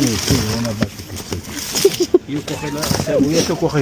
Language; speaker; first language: Spanish; non-native, learner; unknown